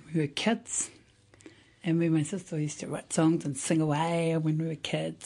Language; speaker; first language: English; native; English